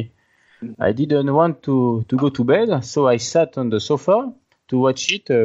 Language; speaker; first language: English; non-native, learner; French